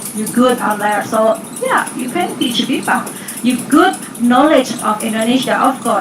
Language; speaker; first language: English; non-native, learner; Indonesian